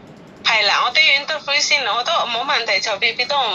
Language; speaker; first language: Cantonese; non-native, learner; Indonesian